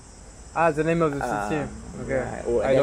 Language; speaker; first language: English; non-native, learner; French